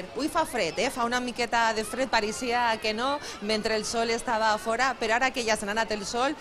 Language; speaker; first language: Catalan; native; Catalan